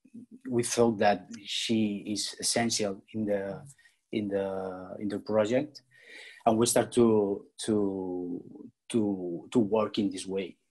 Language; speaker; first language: English; non-native, learner; Spanish